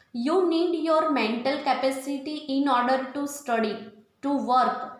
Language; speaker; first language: English; non-native, local second language; Gujarati